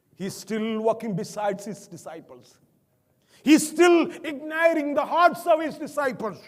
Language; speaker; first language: English; non-native, local second language; Malayalam